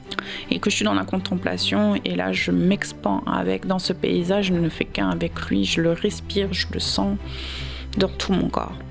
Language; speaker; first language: French; native; French